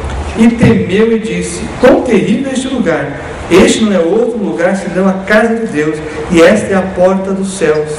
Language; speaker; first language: Portuguese; native; Portuguese